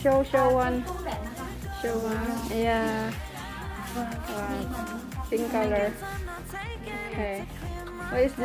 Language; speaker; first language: English; non-native, learner; Indonesian